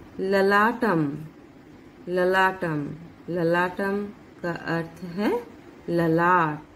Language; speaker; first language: Hindi; native; Hindi